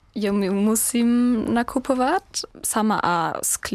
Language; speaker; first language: Czech; non-native, learner; German